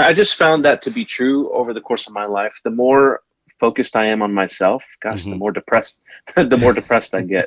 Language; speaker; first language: English; native; English